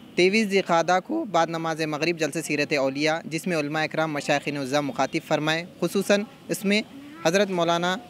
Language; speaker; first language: Urdu; native; Urdu